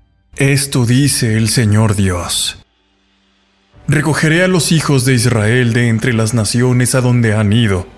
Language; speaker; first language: Spanish; native; Spanish